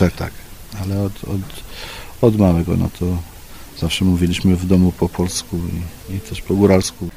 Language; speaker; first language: Polish; early bilingual, heritage; Polish